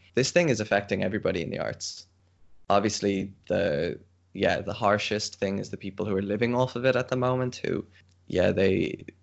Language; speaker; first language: English; native; English